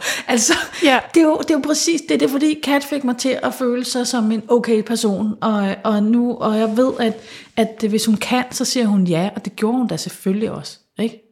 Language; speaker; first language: Danish; native; Danish